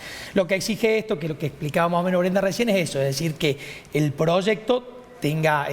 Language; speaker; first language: Spanish; native; Spanish